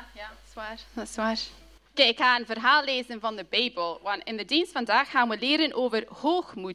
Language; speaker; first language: Dutch; non-native, fluent; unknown